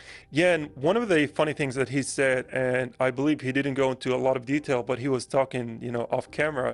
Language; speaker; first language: English; non-native, fluent; Arabic